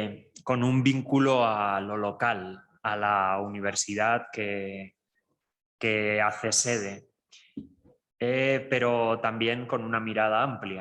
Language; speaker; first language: Spanish; native; Spanish